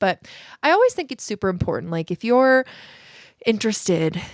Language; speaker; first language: English; native; English